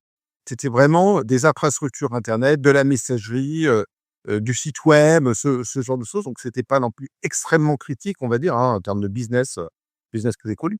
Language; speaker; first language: French; native; French